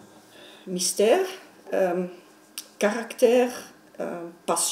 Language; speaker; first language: French; non-native, local second language; Dutch